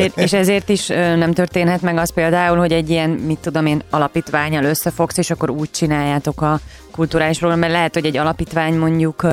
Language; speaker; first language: Hungarian; native; Hungarian